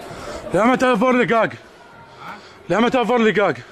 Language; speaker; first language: Hebrew; non-native, learner; Arabic